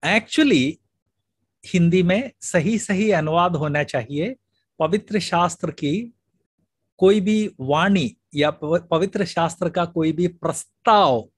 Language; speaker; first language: Hindi; native; Hindi